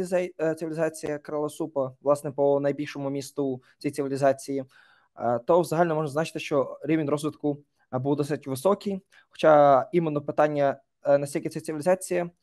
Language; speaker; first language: Ukrainian; native; Ukrainian